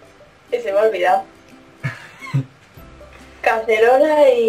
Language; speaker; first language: Spanish; native; Spanish